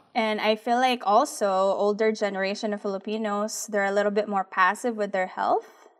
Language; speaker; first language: English; early bilingual, other home language; Filipino